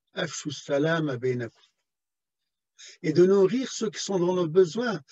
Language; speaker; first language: French; non-native, local second language; Arabic